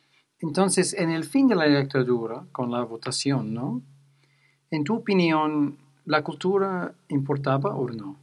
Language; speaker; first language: Spanish; non-native, fluent; English